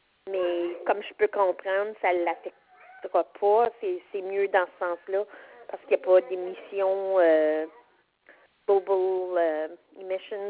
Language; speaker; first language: French; native; French